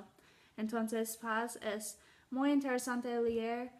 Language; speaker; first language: Spanish; non-native, learner; English